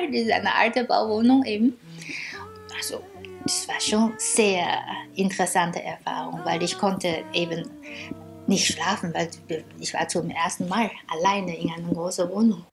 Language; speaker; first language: German; non-native, fluent; Chinese